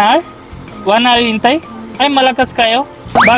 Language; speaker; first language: Filipino; non-native, learner; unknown